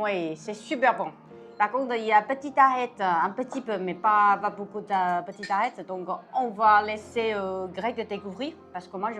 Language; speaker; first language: French; non-native, fluent; Chinese